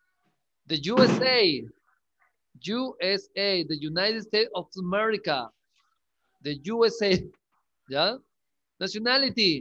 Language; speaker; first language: English; non-native, learner; Spanish